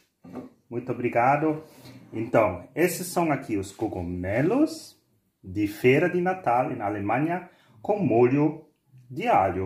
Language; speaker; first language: Portuguese; non-native, fluent; German